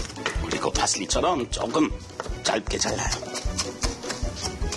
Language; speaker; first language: Korean; non-native, learner; English